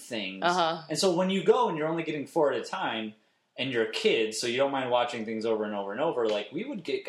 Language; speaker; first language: English; native; English